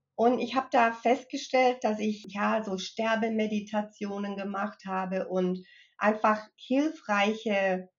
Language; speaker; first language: German; early bilingual, other home language; English